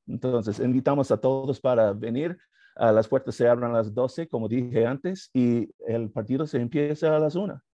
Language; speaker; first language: Spanish; non-native, learner; English